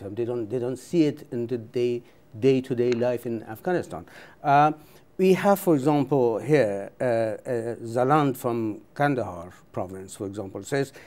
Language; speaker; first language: English; non-native, fluent; Persian